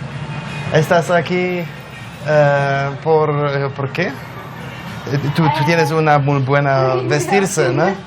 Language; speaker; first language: Spanish; non-native, learner; Polish